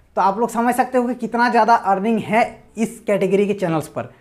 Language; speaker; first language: Hindi; native; Hindi